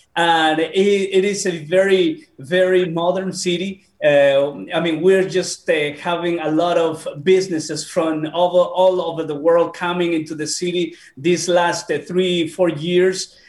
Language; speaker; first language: English; non-native, fluent; Spanish